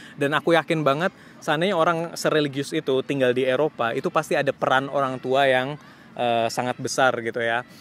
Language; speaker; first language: Indonesian; native; Indonesian